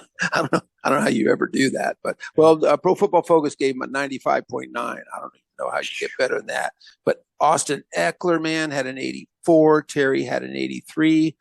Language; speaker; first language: English; native; English